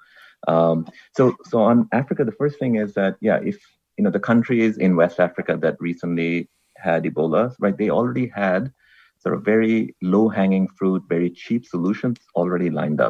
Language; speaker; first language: English; non-native, local second language; Bangla